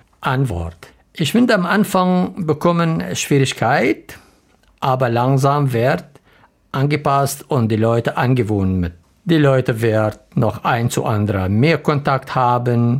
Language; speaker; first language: German; non-native, learner; Arabic